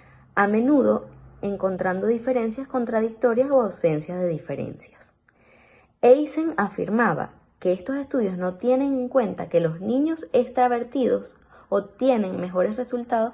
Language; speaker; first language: Spanish; native; Spanish